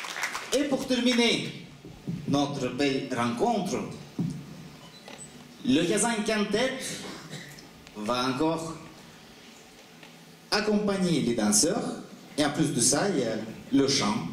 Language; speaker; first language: French; non-native, fluent; Russian